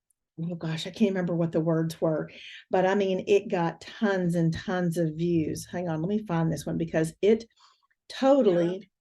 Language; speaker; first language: English; native; English